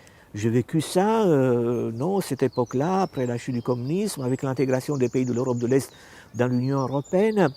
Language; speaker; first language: French; non-native, fluent; Romanian